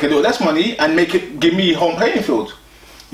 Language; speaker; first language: English; native; English